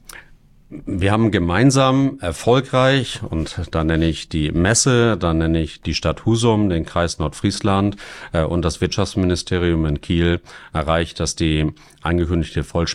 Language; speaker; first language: German; native; German